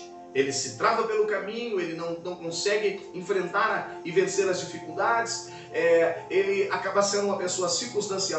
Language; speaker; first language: Portuguese; native; Portuguese